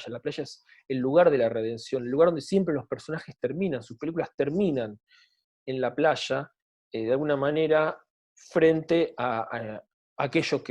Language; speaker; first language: Spanish; native; Spanish